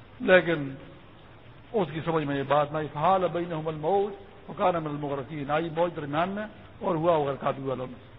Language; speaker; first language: Urdu; non-native, local second language; Pashto